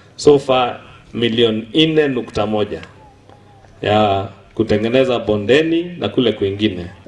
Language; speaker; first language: Swahili; non-native, local second language; Kikuyu